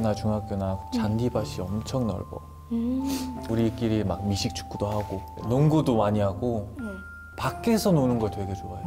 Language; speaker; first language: Korean; early bilingual, heritage; English